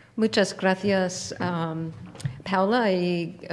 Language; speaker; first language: Spanish; non-native, fluent; English